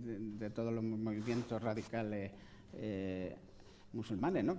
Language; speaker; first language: Spanish; native; Spanish